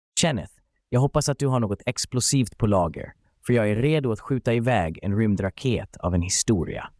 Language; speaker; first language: Swedish; native; Swedish